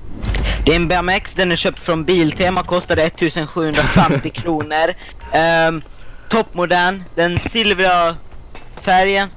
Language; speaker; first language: Swedish; native; Swedish